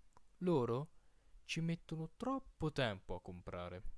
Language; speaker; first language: Italian; non-native, fluent; Filipino